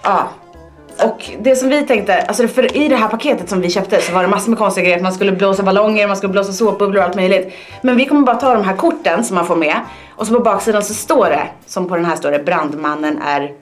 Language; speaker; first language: Swedish; native; Swedish